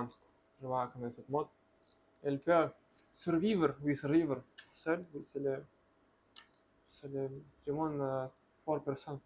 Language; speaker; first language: French; non-native, learner; Russian